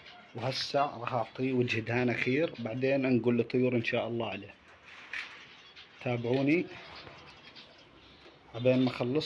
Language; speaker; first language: Arabic; native; Arabic